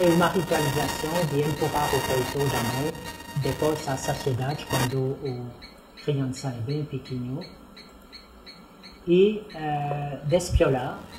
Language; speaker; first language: Portuguese; non-native, fluent; French